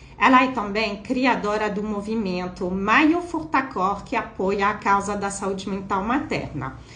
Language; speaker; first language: Portuguese; non-native, fluent; French